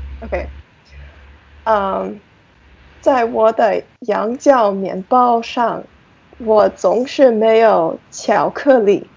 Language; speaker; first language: Chinese; non-native, learner; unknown